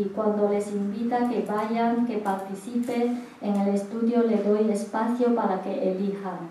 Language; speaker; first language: Spanish; non-native, learner; Chinese